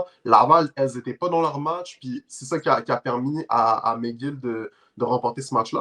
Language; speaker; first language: French; native; French